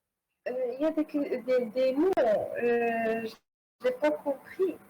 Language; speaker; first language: French; non-native, learner; Arabic